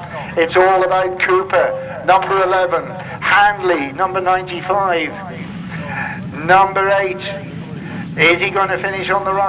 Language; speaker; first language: English; native; English